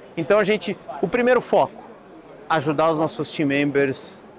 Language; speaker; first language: Portuguese; native; Portuguese